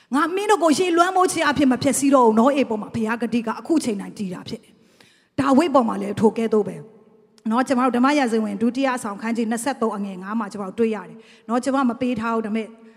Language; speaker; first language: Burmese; non-native, local second language; Tedim Chin